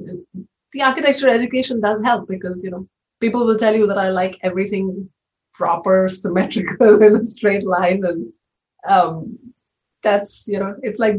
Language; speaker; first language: English; non-native, local second language; Hindi